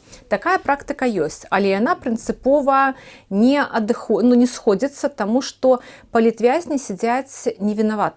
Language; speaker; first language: Belarusian; non-native, local second language; Russian